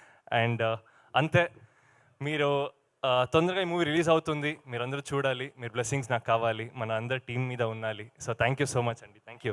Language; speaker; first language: Telugu; non-native, learner; Kannada